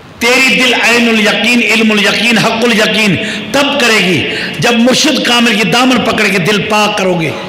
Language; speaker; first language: Urdu; non-native, local second language; Sindhi